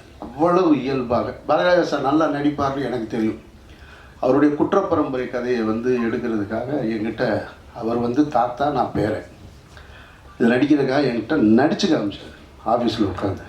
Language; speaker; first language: Tamil; native; Tamil